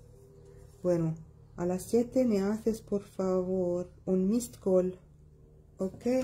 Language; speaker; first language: Spanish; non-native, fluent; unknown